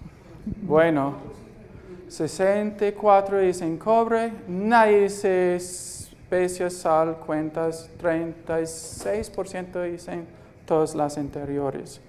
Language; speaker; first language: Spanish; non-native, fluent; English